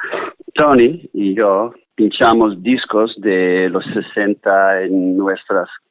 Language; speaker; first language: Spanish; non-native, learner; English